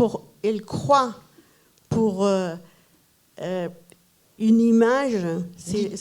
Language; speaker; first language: French; non-native, fluent; Persian